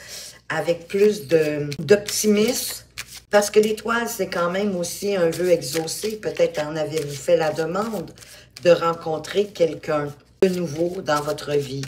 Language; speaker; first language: French; native; French